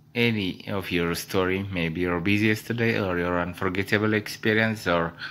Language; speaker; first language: English; non-native, fluent; Amharic